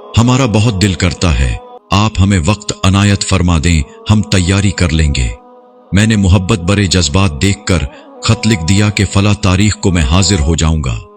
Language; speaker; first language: Urdu; non-native, local second language; Punjabi